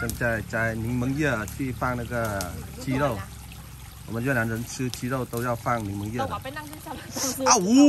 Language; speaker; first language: Chinese; non-native, fluent; Vietnamese